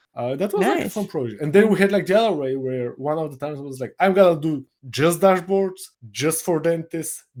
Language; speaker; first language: English; non-native, fluent; Bulgarian